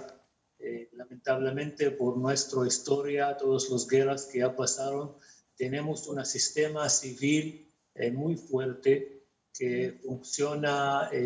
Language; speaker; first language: Spanish; non-native, fluent; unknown